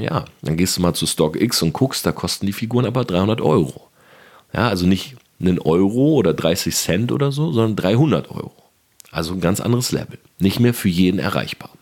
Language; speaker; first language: German; native; German